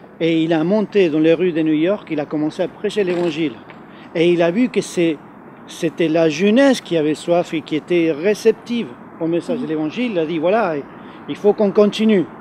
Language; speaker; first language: French; non-native, fluent; Spanish